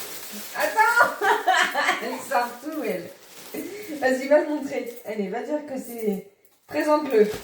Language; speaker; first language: French; native; French